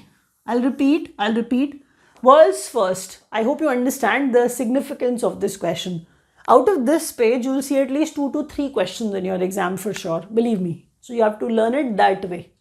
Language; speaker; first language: English; non-native, local second language; Hindi